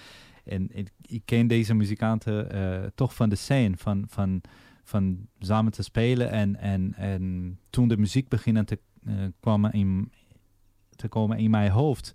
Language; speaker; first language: Dutch; non-native, fluent; Portuguese